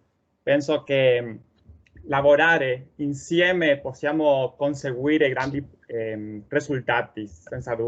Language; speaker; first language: Italian; non-native, fluent; Spanish